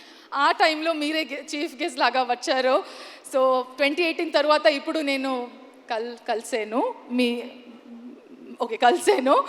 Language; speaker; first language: Telugu; non-native, learner; Kannada